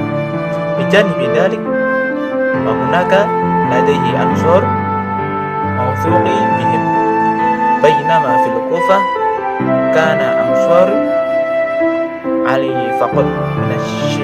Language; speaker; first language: Arabic; non-native, learner; Indonesian